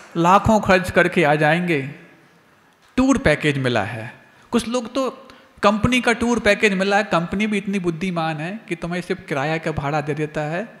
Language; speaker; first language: Hindi; native; Hindi